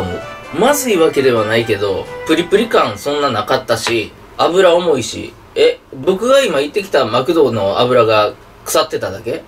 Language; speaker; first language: Japanese; native; Japanese